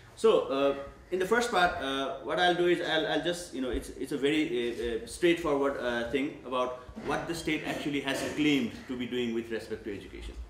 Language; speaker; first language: English; non-native, local second language; Nepali